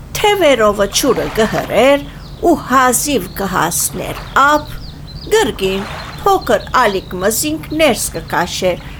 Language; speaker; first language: Armenian; early bilingual, heritage; Armenian